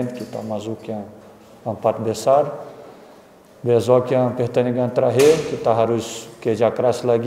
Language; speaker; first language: Indonesian; non-native, fluent; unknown